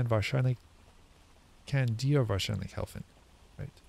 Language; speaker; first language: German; non-native, learner; English